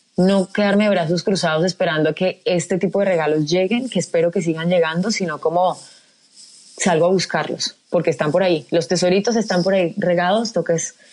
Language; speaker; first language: Spanish; native; Spanish